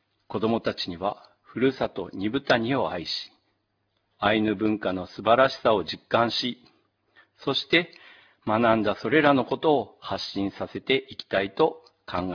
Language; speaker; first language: Japanese; native; Japanese